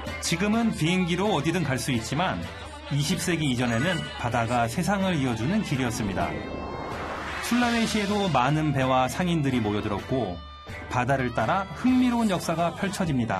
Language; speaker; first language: Korean; native; Korean